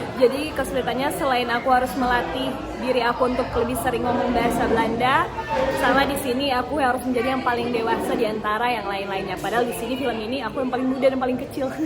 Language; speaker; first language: Indonesian; native; Indonesian